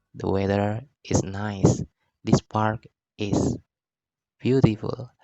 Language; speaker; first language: English; non-native, learner; Indonesian